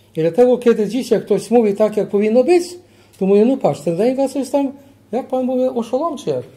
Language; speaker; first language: Polish; early bilingual, heritage; Polish